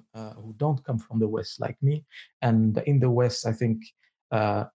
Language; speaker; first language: English; non-native, fluent; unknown